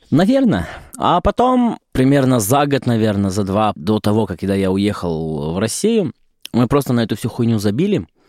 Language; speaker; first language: Russian; native; Russian